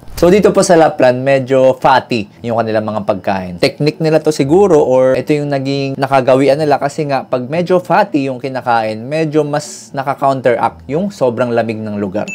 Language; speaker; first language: Filipino; native; Filipino